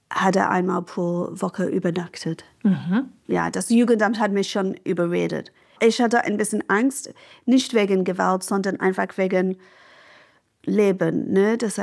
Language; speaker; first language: German; non-native, fluent; English